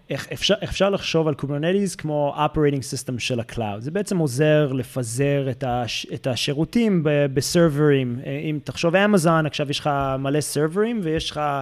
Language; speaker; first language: Hebrew; early bilingual, heritage; Hebrew